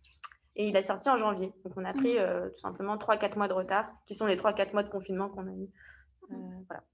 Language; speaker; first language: French; native; French